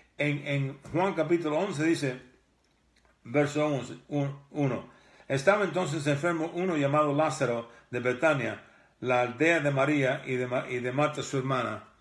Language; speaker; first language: Spanish; early bilingual, heritage; Spanish